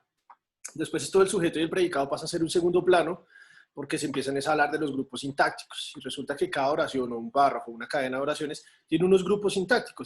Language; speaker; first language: Spanish; native; Spanish